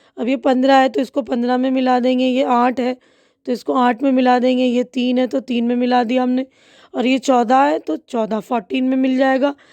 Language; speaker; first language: Hindi; native; Hindi